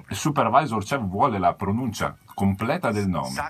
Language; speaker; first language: Italian; native; Italian